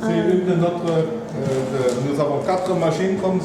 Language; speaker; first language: French; non-native, fluent; German